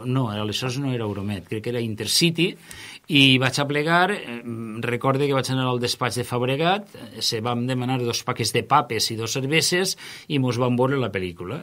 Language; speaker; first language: Catalan; native; Catalan